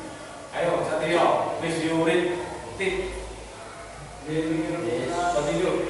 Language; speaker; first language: English; non-native, learner; Indonesian